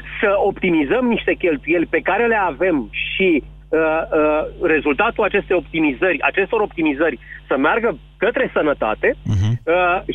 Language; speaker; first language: Romanian; native; Romanian